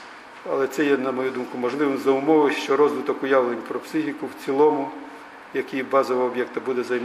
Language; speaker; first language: Ukrainian; native; Ukrainian